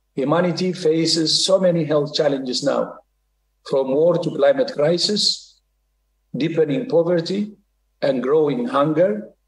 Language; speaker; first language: English; non-native, fluent; Tigrinya